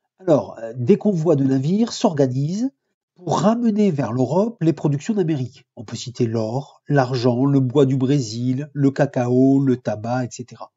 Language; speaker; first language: French; native; French